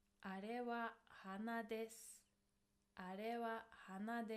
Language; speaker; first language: Japanese; non-native, fluent; English